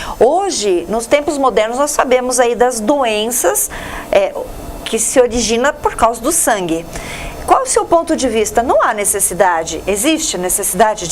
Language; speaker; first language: Portuguese; native; Portuguese